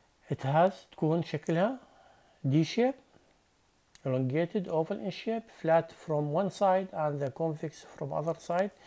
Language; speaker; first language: English; non-native, fluent; Arabic